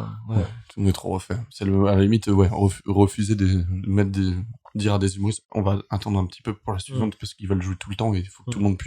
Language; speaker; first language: French; native; French